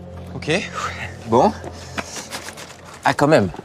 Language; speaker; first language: French; native; French